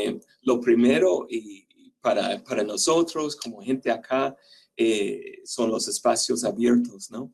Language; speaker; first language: Spanish; non-native, fluent; English